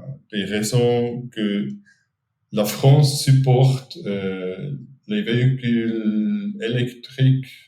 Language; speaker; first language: French; non-native, fluent; German